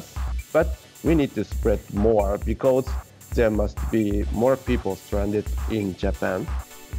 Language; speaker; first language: English; non-native, learner; Japanese